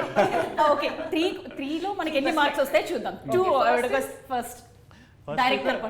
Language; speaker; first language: Telugu; native; Telugu